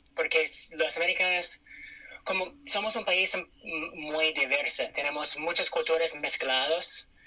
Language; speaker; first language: Spanish; non-native, fluent; English